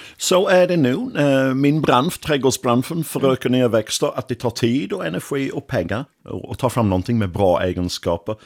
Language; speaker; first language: Swedish; non-native, fluent; English